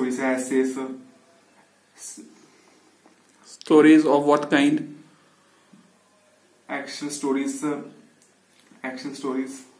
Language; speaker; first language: English; non-native, local second language; Hindi